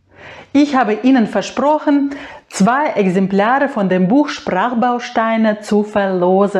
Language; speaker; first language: German; non-native, fluent; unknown